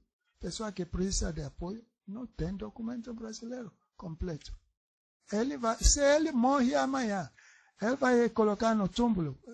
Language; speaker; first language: Portuguese; non-native, learner; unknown